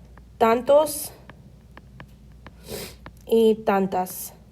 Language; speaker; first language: Spanish; non-native, fluent; English